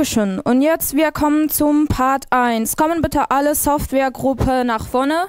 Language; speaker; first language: German; non-native, learner; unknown